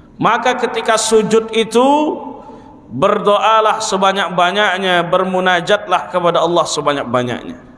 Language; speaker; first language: Malay; non-native, local second language; Banjar